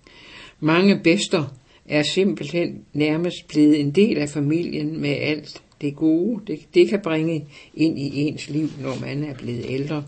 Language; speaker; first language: Danish; native; Danish